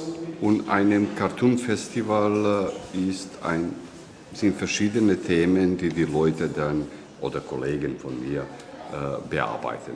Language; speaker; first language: German; non-native, learner; Serbian